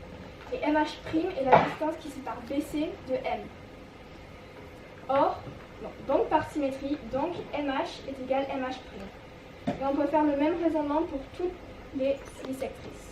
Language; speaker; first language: French; native; French